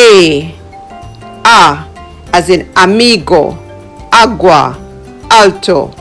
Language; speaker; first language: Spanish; non-native, learner; English